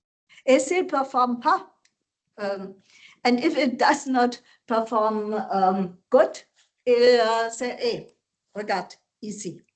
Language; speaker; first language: French; non-native, learner; German